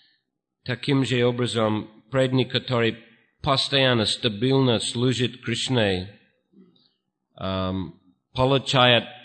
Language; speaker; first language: Russian; non-native, fluent; English